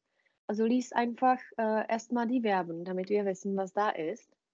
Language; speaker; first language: German; non-native, fluent; Czech